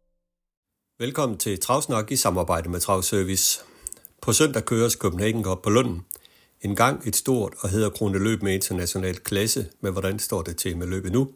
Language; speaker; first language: Danish; native; Danish